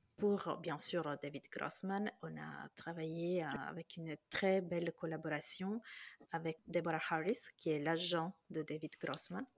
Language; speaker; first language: French; non-native, fluent; Italian